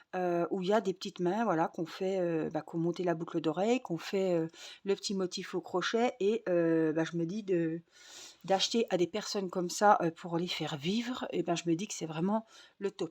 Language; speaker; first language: French; native; French